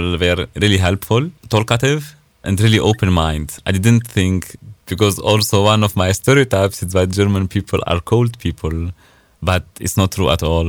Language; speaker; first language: English; non-native, fluent; Arabic